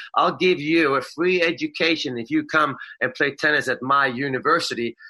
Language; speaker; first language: English; non-native, fluent; Swedish